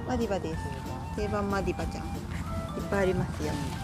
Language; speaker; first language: Japanese; native; Japanese